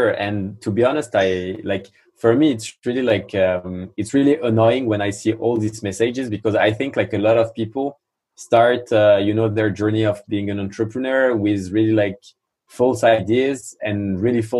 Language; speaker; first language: English; non-native, fluent; French